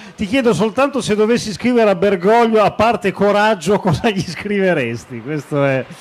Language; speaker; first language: Italian; native; Italian